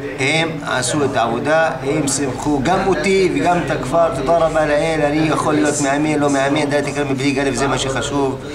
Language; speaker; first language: Hebrew; non-native, local second language; Arabic